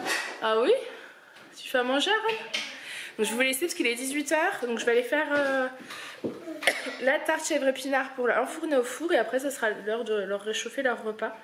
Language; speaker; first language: French; native; French